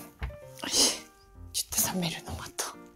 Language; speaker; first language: Japanese; native; Japanese